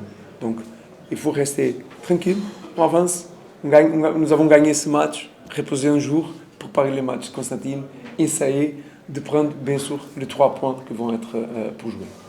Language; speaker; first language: French; non-native, learner; Portuguese